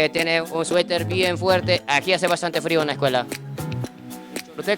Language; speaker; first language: Spanish; non-native, fluent; Japanese